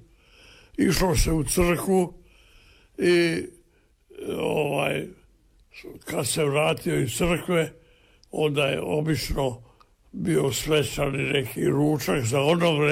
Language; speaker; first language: Serbian; native; Serbian